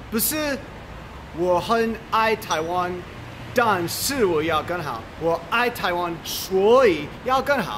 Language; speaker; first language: Chinese; non-native, learner; English